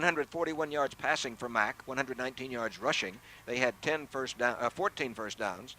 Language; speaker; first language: English; native; English